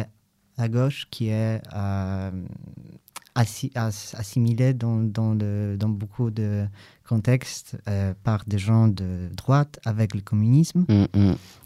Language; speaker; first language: French; non-native, learner; Polish